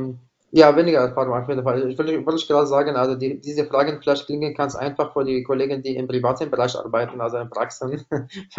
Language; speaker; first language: German; non-native, fluent; Arabic